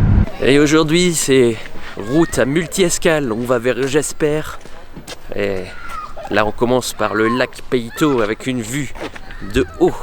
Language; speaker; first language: French; native; French